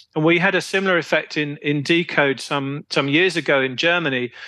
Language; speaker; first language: English; native; English